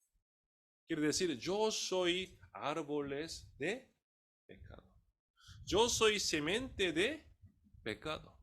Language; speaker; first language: Spanish; non-native, fluent; Korean